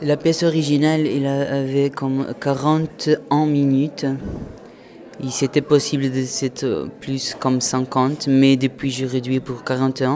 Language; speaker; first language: French; non-native, fluent; Portuguese